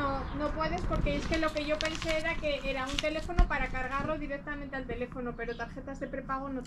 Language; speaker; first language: Spanish; native; Spanish